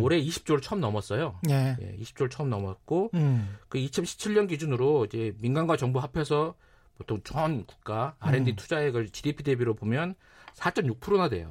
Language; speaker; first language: Korean; native; Korean